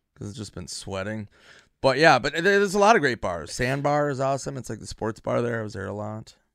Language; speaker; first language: English; native; English